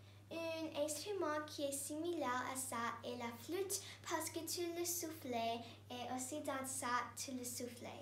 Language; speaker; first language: French; non-native, learner; English